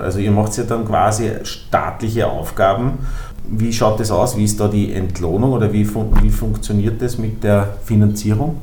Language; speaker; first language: German; native; German